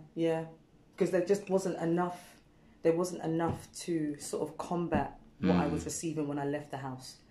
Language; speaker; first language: English; native; English